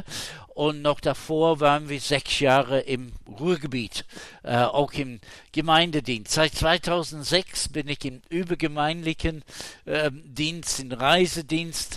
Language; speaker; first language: German; non-native, fluent; English